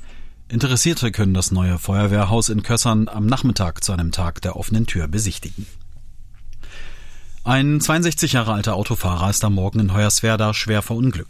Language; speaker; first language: German; native; German